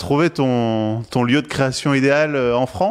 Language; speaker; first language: French; native; French